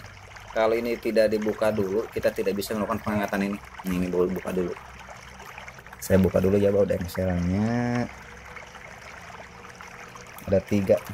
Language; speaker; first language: Indonesian; native; Indonesian